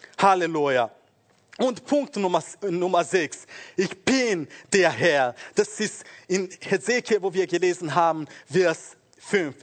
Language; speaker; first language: German; non-native, fluent; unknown